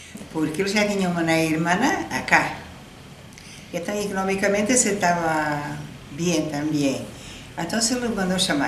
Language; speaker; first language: Portuguese; early bilingual, heritage; Spanish